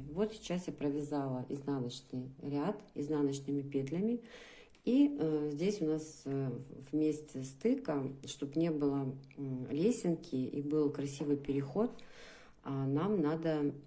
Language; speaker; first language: Russian; native; Russian